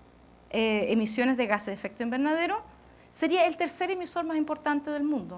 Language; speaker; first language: Spanish; native; Spanish